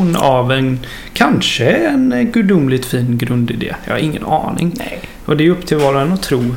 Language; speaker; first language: Swedish; native; Swedish